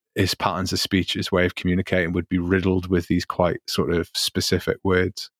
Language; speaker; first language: English; native; English